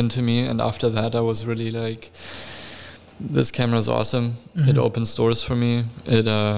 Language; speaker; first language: English; non-native, fluent; German